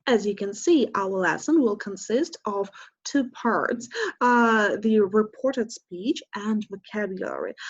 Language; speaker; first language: English; non-native, fluent; Russian